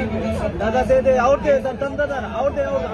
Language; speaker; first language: Hindi; non-native, local second language; Marathi